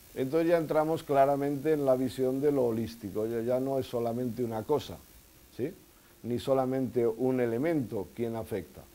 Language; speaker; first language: Spanish; native; Spanish